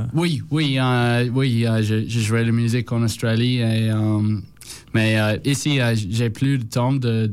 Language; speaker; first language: French; non-native, learner; English